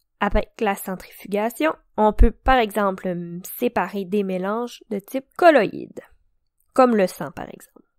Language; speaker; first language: French; native; French